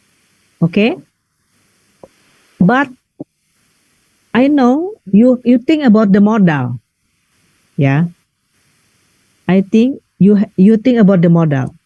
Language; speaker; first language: English; non-native, learner; Indonesian